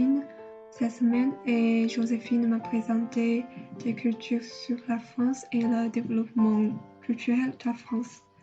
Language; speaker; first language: French; non-native, learner; Chinese